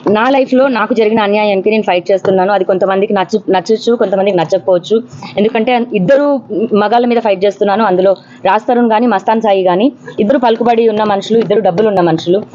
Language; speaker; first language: Telugu; native; Telugu